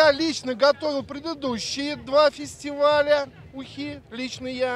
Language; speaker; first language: Russian; native; Russian